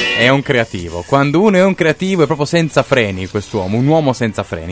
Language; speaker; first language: Italian; native; Italian